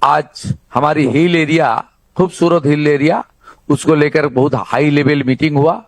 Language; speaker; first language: Hindi; non-native, local second language; Bangla